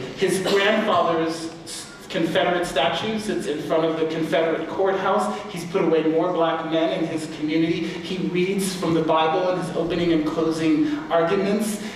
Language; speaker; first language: English; native; English